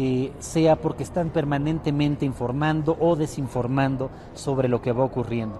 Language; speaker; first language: Spanish; native; Spanish